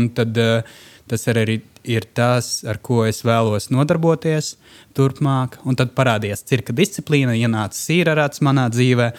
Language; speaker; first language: Latvian; non-native, local second language; Russian